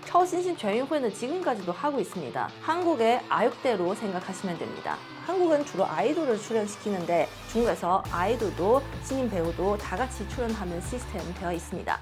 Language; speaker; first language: Korean; non-native, fluent; Chinese